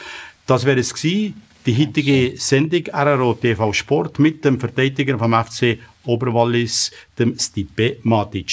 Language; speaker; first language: German; native; German